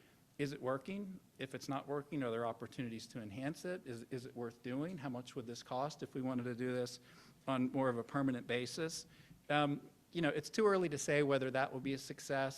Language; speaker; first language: English; native; English